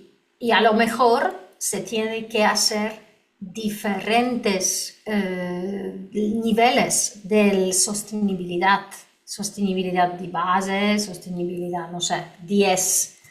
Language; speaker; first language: Spanish; non-native, learner; Polish